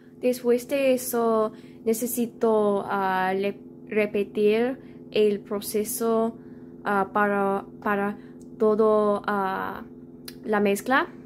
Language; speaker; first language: Spanish; non-native, learner; English